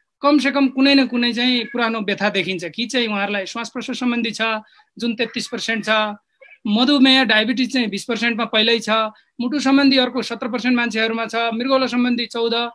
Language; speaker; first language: Nepali; non-native, local second language; Eastern Tamang